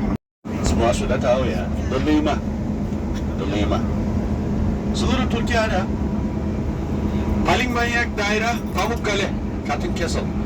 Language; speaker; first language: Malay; non-native, fluent; Turkish